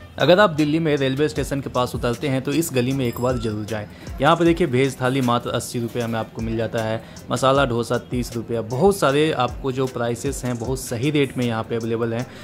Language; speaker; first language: Hindi; native; Hindi